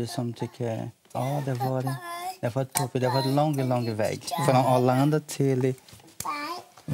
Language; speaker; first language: Swedish; non-native, learner; Portuguese